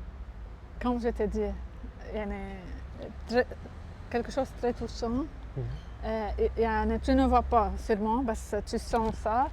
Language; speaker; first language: French; non-native, local second language; Arabic